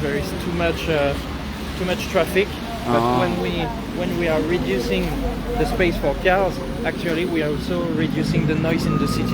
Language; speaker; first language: English; non-native, fluent; French